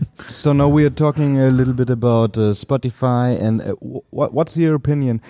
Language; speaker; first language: English; non-native, fluent; German